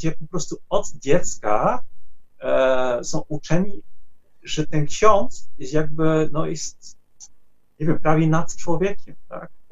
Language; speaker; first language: Polish; non-native, fluent; Dutch